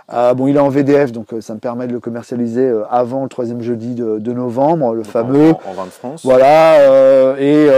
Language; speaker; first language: French; native; French